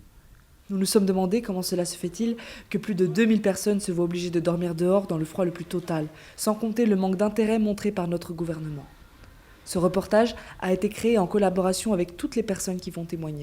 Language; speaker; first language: French; native; French